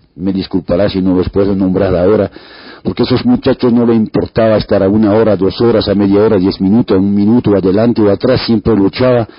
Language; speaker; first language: Spanish; non-native, fluent; French